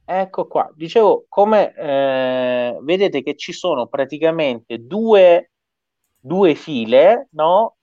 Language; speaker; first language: Italian; non-native, fluent; Persian